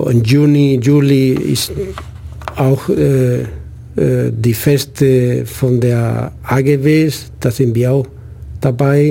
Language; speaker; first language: German; non-native, fluent; Spanish